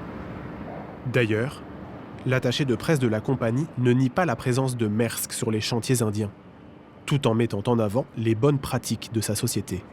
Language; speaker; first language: French; native; French